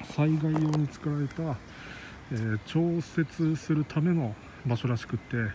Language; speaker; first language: Japanese; native; Japanese